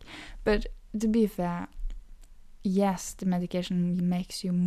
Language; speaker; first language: English; non-native, fluent; Norwegian